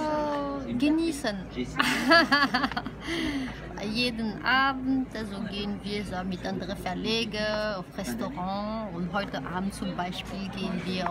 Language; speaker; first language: German; non-native, fluent; French